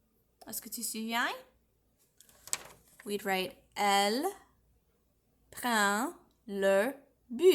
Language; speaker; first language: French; non-native, fluent; English